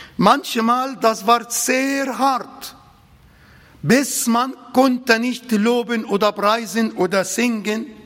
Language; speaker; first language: German; non-native, fluent; Arabic